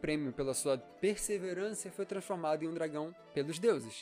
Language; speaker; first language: Portuguese; native; Portuguese